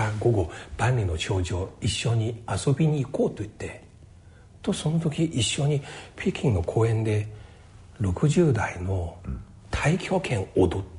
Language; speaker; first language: Japanese; non-native, fluent; Chinese